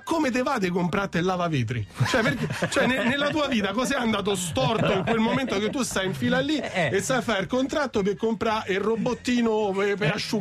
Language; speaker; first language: Italian; native; Italian